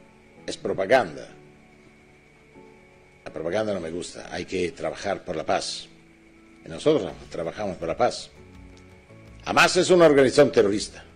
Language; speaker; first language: Spanish; non-native, fluent; Italian